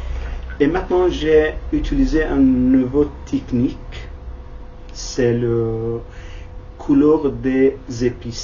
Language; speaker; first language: French; non-native, learner; Kurdish